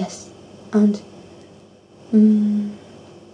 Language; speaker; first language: English; non-native, learner; Japanese